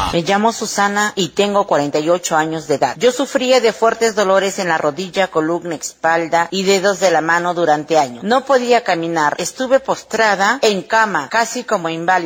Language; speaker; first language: Spanish; native; Spanish